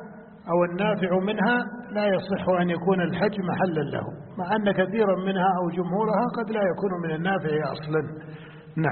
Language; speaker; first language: Arabic; native; Arabic